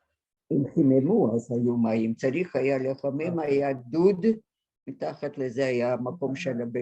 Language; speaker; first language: Hebrew; non-native, fluent; Hungarian